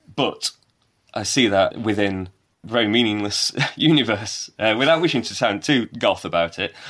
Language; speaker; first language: English; native; English